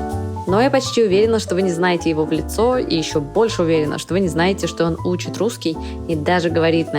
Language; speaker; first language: Russian; native; Russian